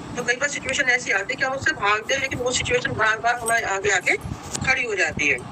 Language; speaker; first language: Hindi; native; Hindi